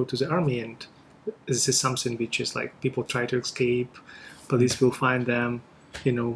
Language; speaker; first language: English; non-native, fluent; Russian